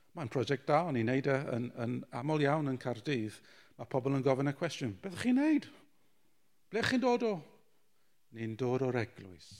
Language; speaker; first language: Welsh; non-native, local second language; English